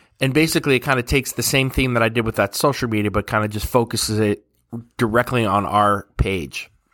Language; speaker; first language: English; native; English